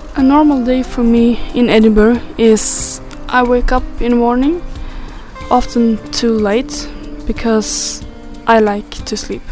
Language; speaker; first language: English; non-native, learner; Swedish